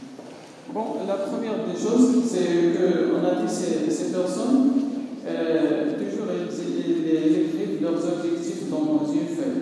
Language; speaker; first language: French; non-native, local second language; Arabic